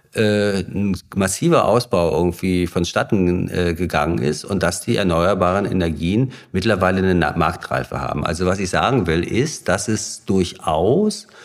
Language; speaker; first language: German; native; German